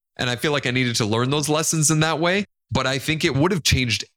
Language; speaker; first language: English; non-native, fluent; Spanish